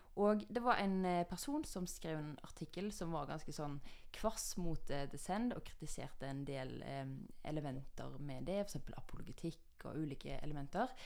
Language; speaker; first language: Norwegian; native; Norwegian